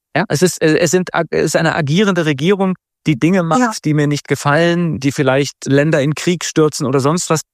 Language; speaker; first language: German; native; German